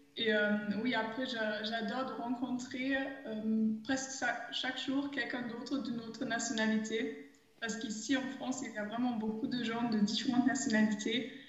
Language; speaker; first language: French; non-native, fluent; German